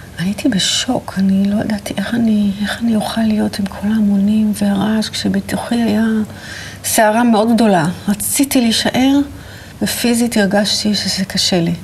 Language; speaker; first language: Hebrew; native; Hebrew